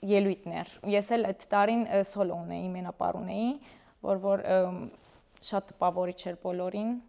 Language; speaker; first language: Armenian; early bilingual, heritage; Armenian